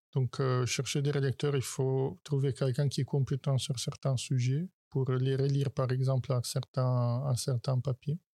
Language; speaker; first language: French; non-native, fluent; Italian